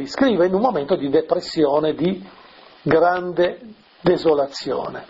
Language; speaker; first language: Italian; native; Italian